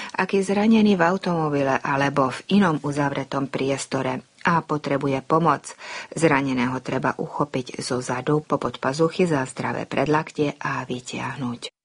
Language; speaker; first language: Slovak; early bilingual, heritage; Slovak